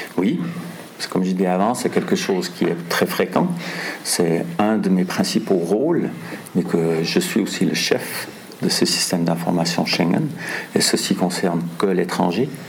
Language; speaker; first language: French; non-native, local second language; German